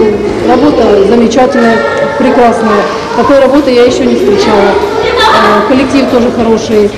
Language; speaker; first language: Russian; non-native, local second language; Ukrainian